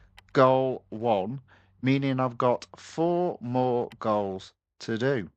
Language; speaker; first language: English; native; English